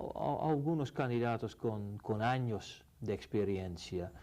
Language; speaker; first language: Spanish; non-native, fluent; Dutch